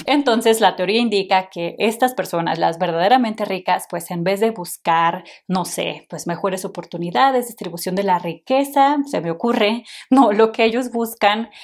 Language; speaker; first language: Spanish; native; Spanish